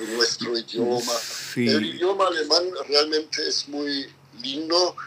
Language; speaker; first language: Spanish; non-native, fluent; German